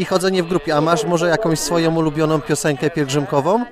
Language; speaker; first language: Polish; native; Polish